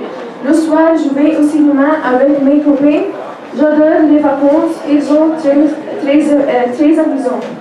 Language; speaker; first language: French; non-native, learner; Arabic